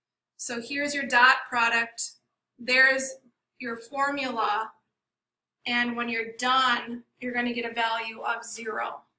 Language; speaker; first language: English; native; English